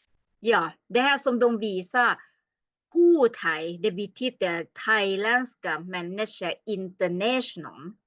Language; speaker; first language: Swedish; non-native, learner; Thai